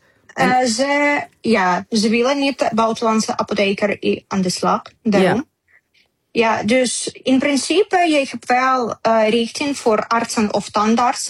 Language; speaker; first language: Dutch; non-native, learner; Ukrainian